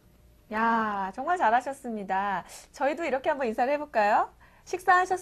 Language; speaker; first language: Korean; native; Korean